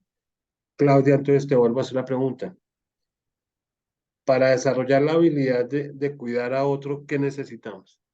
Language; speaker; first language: Spanish; native; Spanish